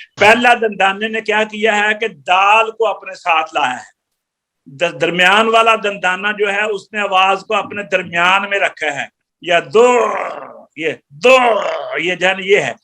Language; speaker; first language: Urdu; non-native, local second language; Punjabi